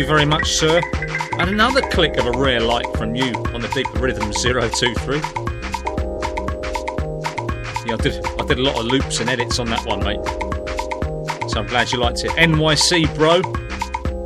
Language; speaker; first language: English; native; English